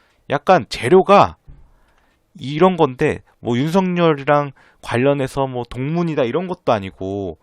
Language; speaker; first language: Korean; native; Korean